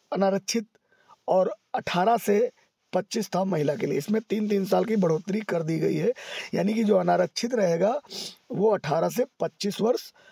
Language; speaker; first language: Hindi; native; Hindi